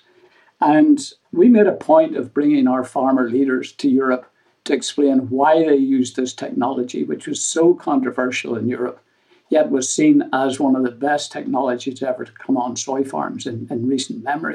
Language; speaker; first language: English; native; English